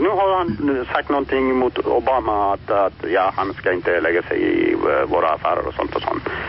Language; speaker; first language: Swedish; non-native, fluent; Persian